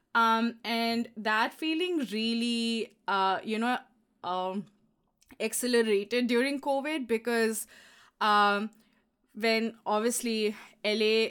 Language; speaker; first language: English; non-native, local second language; Hindi